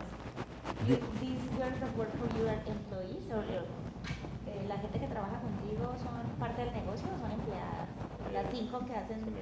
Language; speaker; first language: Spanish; native; Spanish